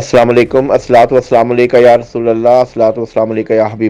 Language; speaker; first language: Urdu; native; Urdu